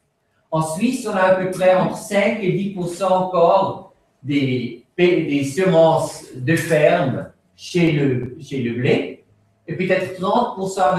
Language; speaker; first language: French; non-native, fluent; Swiss German